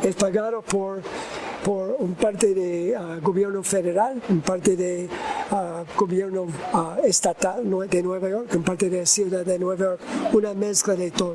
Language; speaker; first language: Spanish; non-native, learner; English